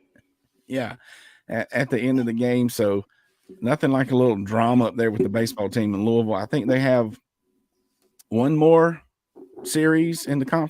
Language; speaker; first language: English; native; English